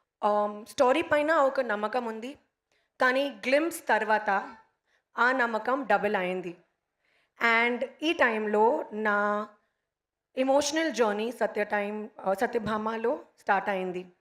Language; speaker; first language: Telugu; non-native, local second language; Hindi